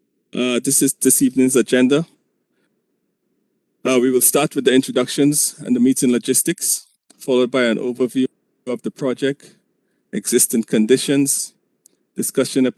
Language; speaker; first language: English; native; English